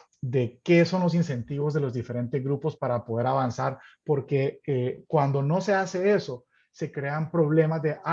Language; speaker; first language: Spanish; native; Spanish